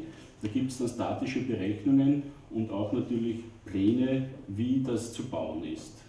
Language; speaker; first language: German; native; German